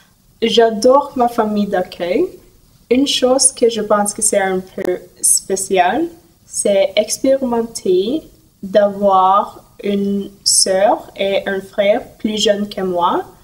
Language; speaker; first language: French; non-native, learner; Norwegian